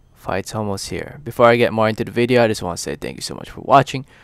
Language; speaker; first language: English; early bilingual, other home language; Filipino